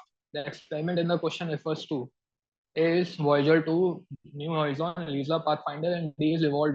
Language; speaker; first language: English; non-native, local second language; Hindi